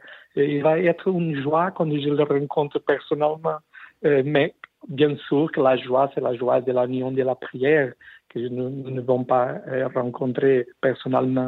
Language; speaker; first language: French; non-native, learner; Portuguese